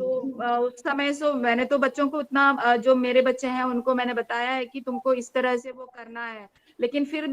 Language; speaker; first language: Hindi; non-native, fluent; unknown